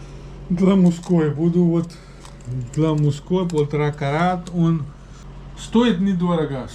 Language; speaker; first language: Russian; non-native, learner; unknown